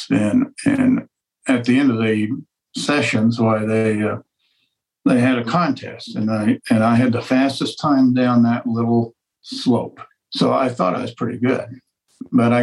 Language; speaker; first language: English; native; English